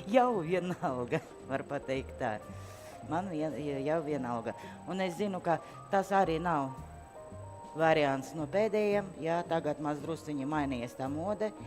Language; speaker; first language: Latvian; non-native, local second language; Russian